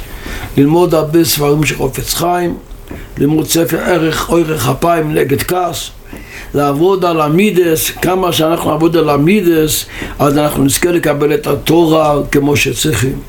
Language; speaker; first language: Hebrew; non-native, local second language; Yiddish